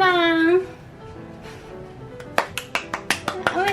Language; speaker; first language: Japanese; native; Japanese